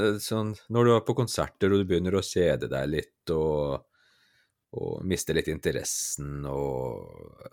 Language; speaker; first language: Norwegian; native; Norwegian